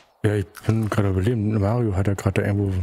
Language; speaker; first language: German; native; German